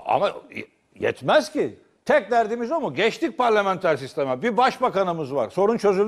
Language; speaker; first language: Turkish; native; Turkish